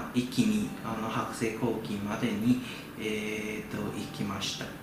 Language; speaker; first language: Japanese; non-native, fluent; Chinese